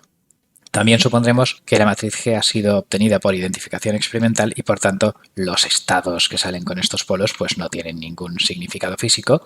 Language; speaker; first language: Spanish; native; Spanish